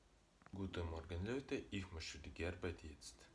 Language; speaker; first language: German; non-native, learner; Russian